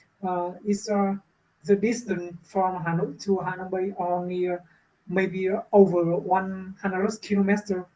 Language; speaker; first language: English; non-native, learner; Vietnamese